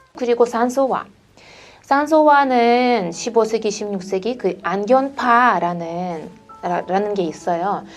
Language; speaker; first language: Korean; non-native, fluent; Russian